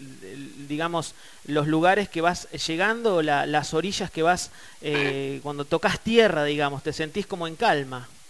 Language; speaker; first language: Spanish; native; Spanish